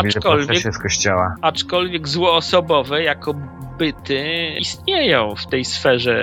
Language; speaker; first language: Polish; native; Polish